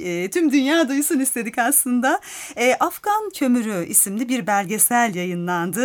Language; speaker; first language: Turkish; native; Turkish